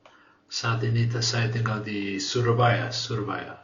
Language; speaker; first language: Indonesian; non-native, learner; English